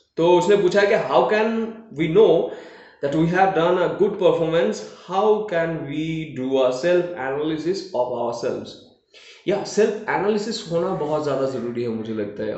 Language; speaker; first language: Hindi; non-native, local second language; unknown